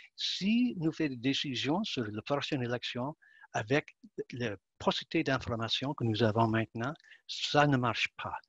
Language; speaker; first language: French; non-native, learner; English